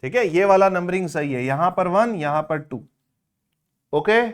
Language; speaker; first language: Hindi; non-native, local second language; Gujarati